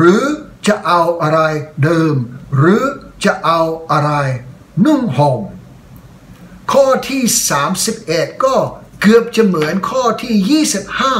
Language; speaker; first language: Thai; non-native, fluent; English